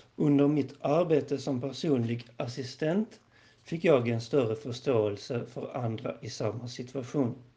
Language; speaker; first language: Swedish; non-native, learner; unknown